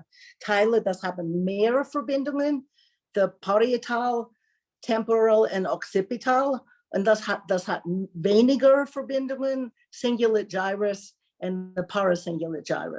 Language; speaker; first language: German; non-native, learner; English